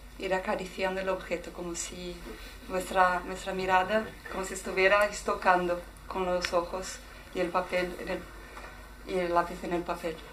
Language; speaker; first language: Spanish; non-native, fluent; Portuguese